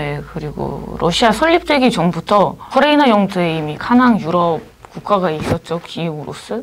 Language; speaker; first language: Korean; non-native, fluent; Ukrainian